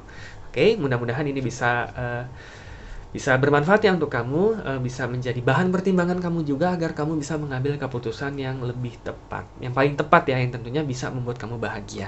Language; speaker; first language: Indonesian; native; Indonesian